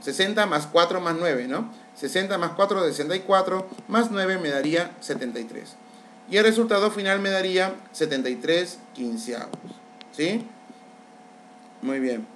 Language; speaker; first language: Spanish; native; Spanish